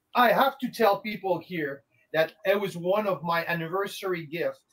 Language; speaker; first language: English; non-native, fluent; French